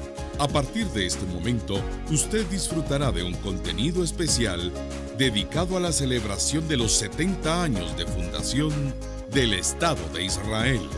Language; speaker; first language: Spanish; native; Spanish